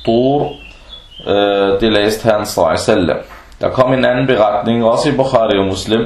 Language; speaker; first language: Danish; non-native, fluent; Arabic